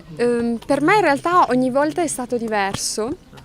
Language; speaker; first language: Italian; native; Italian